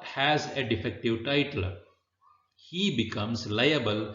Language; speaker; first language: English; non-native, local second language; Kannada